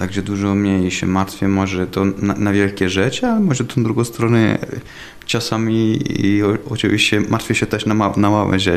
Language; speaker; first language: Polish; non-native, learner; Italian